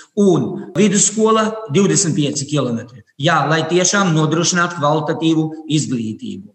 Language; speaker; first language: Latvian; non-native, local second language; Russian